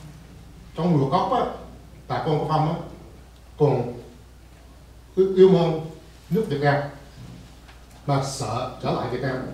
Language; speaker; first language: Vietnamese; early bilingual, heritage; English